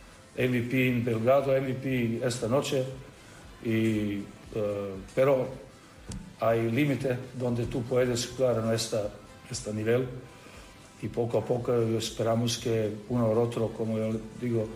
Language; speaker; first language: Spanish; non-native, learner; Serbian